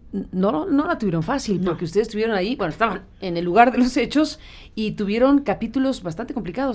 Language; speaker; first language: Spanish; native; Spanish